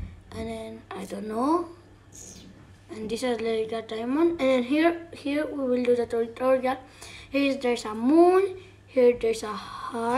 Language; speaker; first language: English; non-native, learner; Spanish